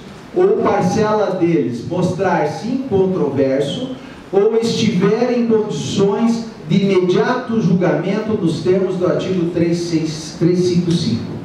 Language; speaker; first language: Portuguese; native; Portuguese